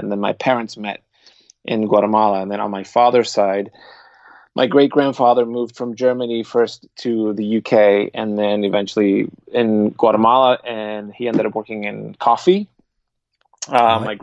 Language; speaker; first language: English; non-native, fluent; Spanish